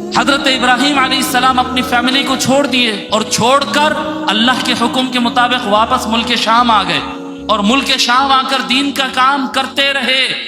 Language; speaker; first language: Urdu; native; Urdu